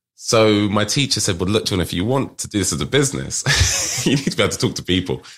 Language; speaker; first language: English; native; English